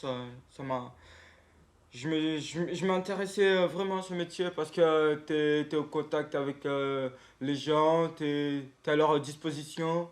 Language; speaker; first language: French; non-native, local second language; Comorian